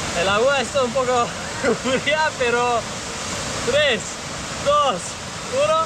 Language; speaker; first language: Spanish; non-native, learner; Turkish